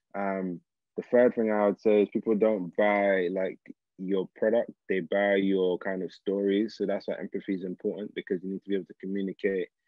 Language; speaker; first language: English; native; English